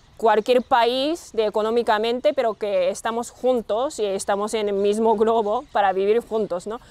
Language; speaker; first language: Spanish; non-native, learner; Japanese